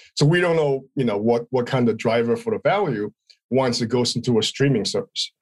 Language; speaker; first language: English; native; English